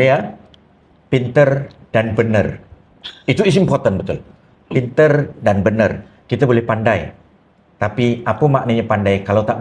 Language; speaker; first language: Malay; native; Malay